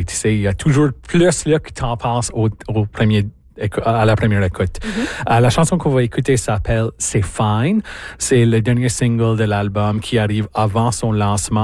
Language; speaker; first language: French; native; French